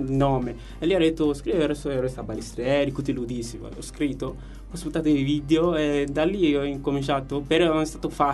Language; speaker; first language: Italian; non-native, learner; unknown